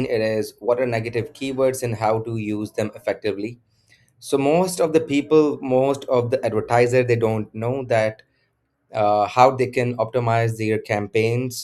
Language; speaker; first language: English; non-native, local second language; Urdu